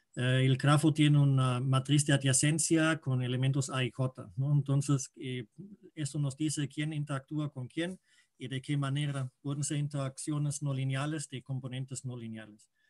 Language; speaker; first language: Spanish; non-native, fluent; German